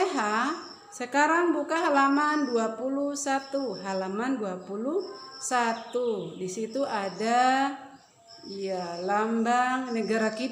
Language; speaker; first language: Indonesian; native; Indonesian